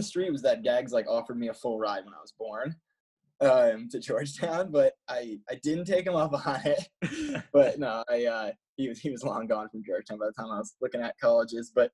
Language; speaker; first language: English; native; English